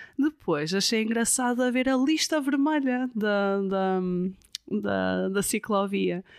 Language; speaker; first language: Portuguese; non-native, fluent; Dutch